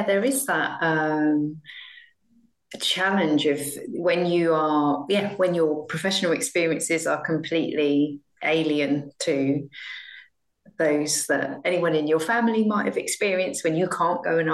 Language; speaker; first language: English; native; English